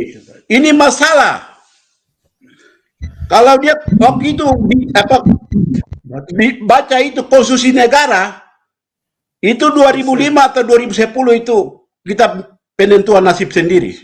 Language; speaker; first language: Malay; non-native, local second language; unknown